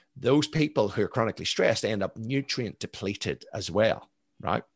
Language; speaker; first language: English; native; English